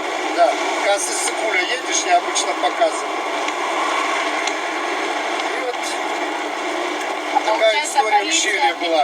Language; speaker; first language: Russian; native; Russian